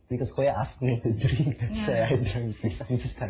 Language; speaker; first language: English; non-native, learner; Japanese